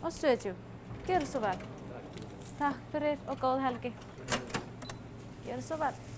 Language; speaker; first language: Icelandic; non-native, learner; Vietnamese